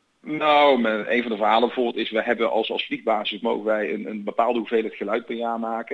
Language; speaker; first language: Dutch; native; Dutch